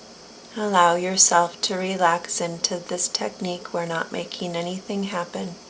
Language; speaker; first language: English; native; English